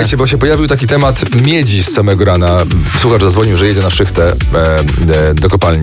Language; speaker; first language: Polish; native; Polish